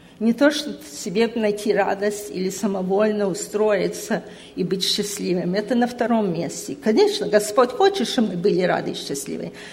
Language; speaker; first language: Russian; early bilingual, heritage; Russian